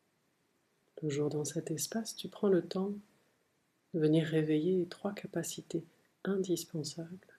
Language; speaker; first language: French; native; French